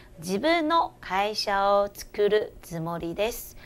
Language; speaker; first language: Japanese; non-native, fluent; Chinese